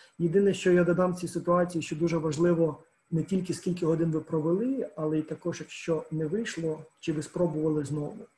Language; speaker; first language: Ukrainian; native; Ukrainian